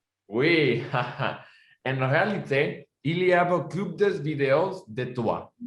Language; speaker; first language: French; non-native, learner; Spanish